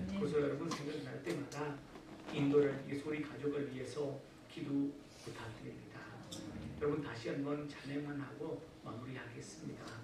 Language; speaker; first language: Korean; non-native, fluent; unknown